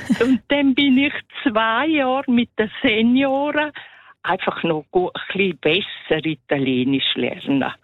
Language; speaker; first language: German; native; German